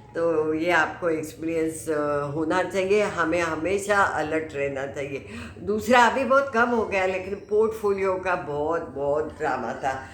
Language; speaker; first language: Hindi; non-native, local second language; Marathi